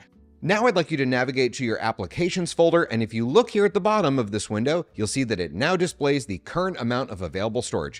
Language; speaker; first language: English; native; English